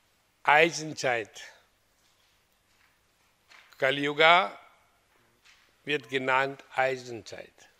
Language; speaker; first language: German; non-native, learner; Hindi